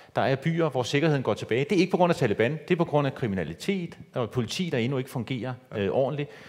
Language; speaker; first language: Danish; native; Danish